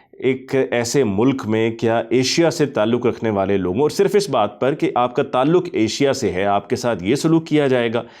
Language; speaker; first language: Urdu; native; Urdu